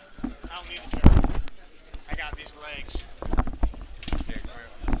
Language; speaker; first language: English; native; English